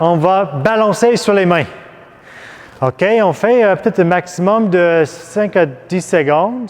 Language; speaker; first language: French; non-native, fluent; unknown